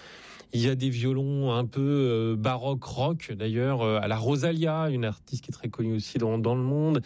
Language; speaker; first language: French; native; French